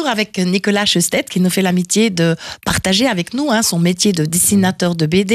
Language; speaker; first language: French; native; French